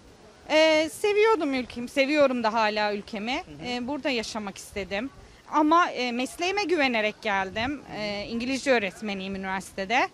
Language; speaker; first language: Turkish; early bilingual, heritage; Turkish